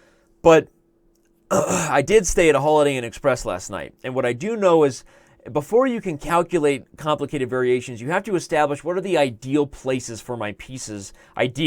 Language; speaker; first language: English; native; English